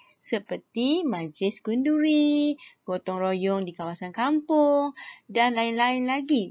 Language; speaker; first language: Malay; native; Malay